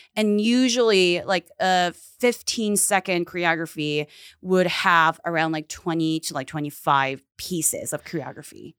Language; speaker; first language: English; early bilingual, other home language; Japanese